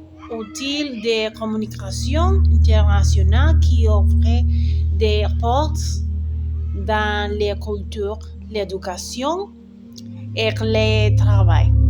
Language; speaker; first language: French; non-native, learner; Spanish